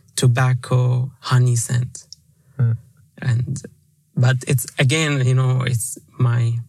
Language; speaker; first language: English; non-native, fluent; Arabic